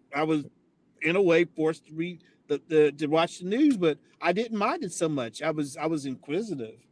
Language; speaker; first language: English; native; English